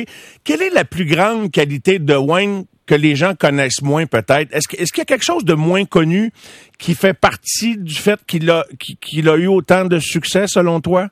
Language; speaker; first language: French; native; French